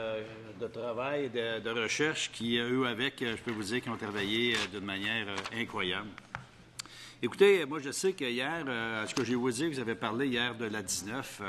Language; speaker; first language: French; native; French